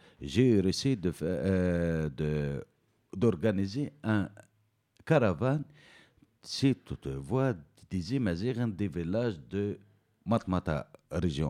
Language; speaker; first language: French; non-native, learner; Berber languages